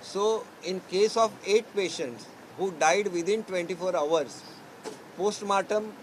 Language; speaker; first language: English; non-native, local second language; Marathi